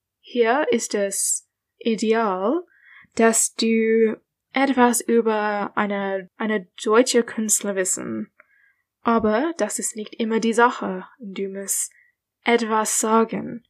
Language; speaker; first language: German; non-native, learner; English